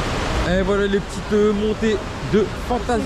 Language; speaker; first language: French; native; French